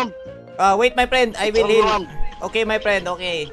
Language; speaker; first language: English; non-native, local second language; Filipino